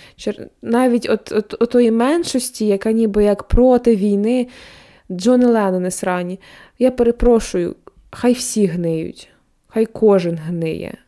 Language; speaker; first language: Ukrainian; native; Ukrainian